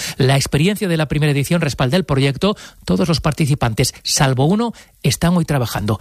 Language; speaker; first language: Spanish; native; Spanish